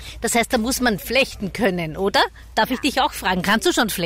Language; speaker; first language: German; native; German